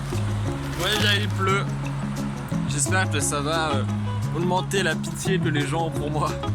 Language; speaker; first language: French; native; French